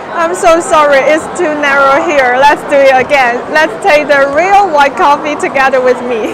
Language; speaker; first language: English; non-native, fluent; Chinese